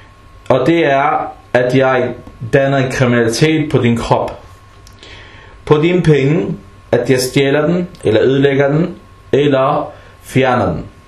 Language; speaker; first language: Danish; non-native, fluent; Arabic